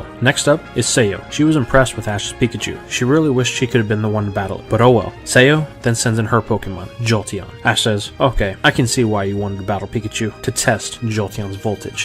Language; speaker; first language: English; native; English